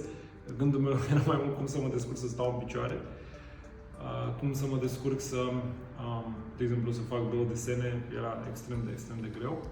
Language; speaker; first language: Romanian; native; Romanian